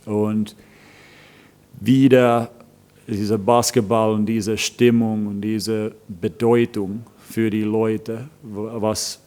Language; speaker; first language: German; non-native, fluent; Finnish